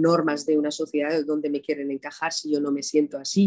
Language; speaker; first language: Spanish; non-native, fluent; Arabic